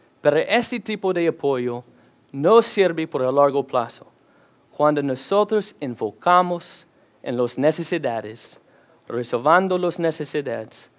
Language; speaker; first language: Spanish; non-native, learner; English